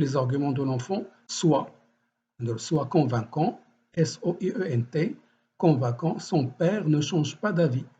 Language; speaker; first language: French; non-native, local second language; Arabic